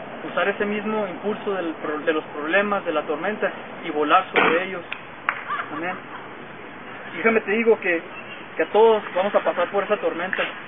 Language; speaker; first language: Spanish; early bilingual, heritage; Spanish